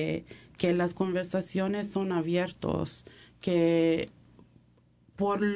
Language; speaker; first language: Spanish; early bilingual, heritage; English